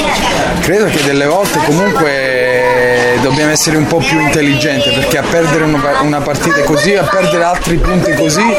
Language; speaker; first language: Italian; early bilingual, heritage; Italian